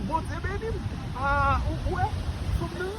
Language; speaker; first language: Portuguese; non-native, learner; Haitian Creole